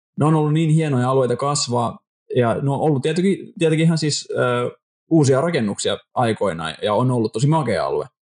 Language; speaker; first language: Finnish; native; Finnish